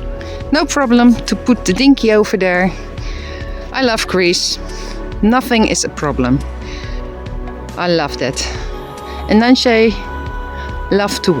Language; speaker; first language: English; non-native, fluent; Dutch